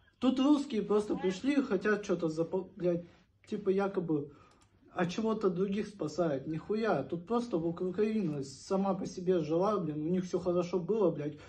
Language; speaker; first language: Russian; native; Russian